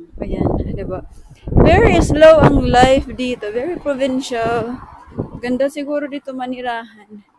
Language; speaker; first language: Filipino; non-native, local second language; Waray